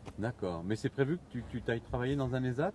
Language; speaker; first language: French; native; French